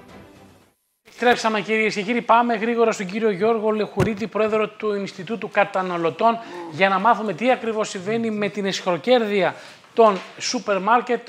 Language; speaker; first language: Greek; native; Greek